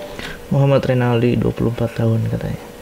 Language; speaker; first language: Indonesian; native; Indonesian